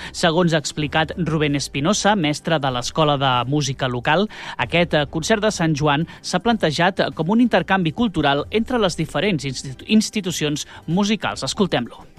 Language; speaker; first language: Catalan; native; Catalan